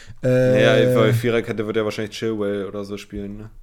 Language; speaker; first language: German; native; German